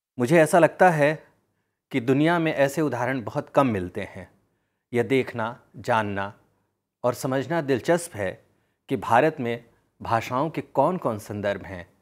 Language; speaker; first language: Hindi; native; Hindi